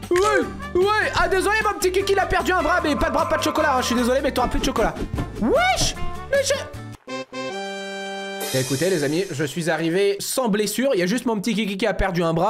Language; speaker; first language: French; native; French